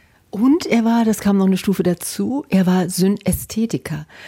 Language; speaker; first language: German; native; German